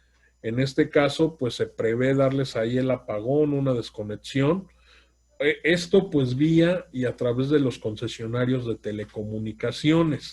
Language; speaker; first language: Spanish; native; Spanish